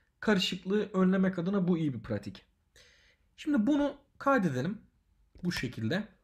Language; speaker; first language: Turkish; native; Turkish